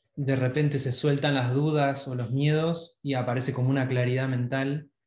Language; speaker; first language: Spanish; native; Spanish